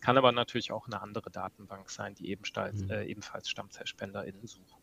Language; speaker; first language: German; native; German